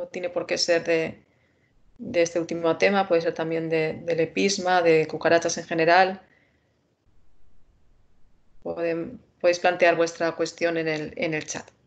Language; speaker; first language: Spanish; native; Spanish